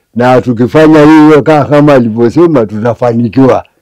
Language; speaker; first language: Swahili; non-native, local second language; Masai